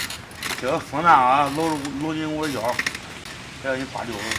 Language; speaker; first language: Chinese; native; Chinese